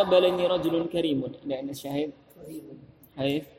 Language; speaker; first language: Arabic; non-native, fluent; Indonesian